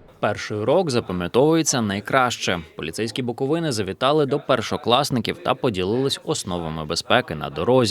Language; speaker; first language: Ukrainian; native; Ukrainian